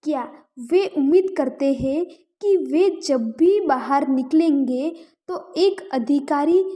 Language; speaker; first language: Hindi; non-native, local second language; Gujarati